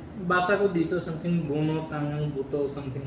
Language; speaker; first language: Filipino; non-native, learner; Punjabi